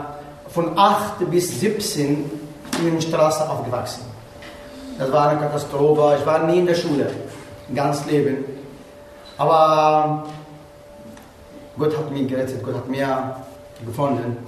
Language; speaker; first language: German; non-native, learner; Arabic